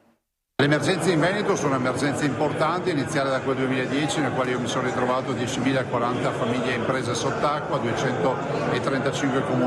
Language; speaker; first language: Italian; native; Italian